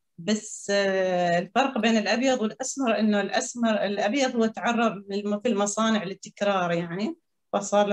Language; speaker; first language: Arabic; native; Arabic